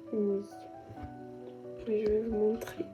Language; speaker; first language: French; non-native, learner; Russian